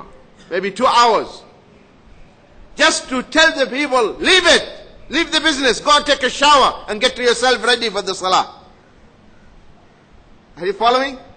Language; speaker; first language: English; non-native, fluent; Arabic